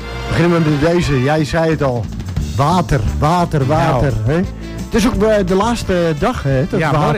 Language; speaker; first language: Dutch; native; Dutch